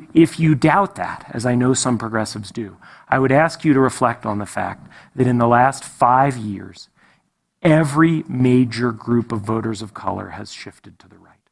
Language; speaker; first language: English; native; English